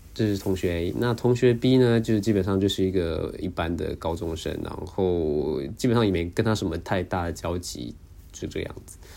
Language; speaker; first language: Chinese; native; Chinese